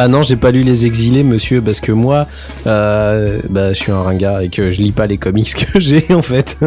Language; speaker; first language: French; native; French